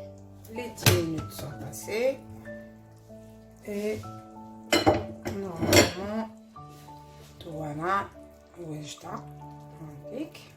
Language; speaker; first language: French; non-native, local second language; Arabic